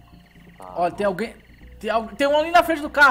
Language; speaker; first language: Portuguese; native; Portuguese